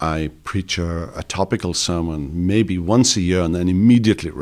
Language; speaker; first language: English; native; English